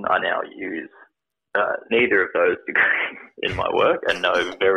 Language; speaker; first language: English; native; English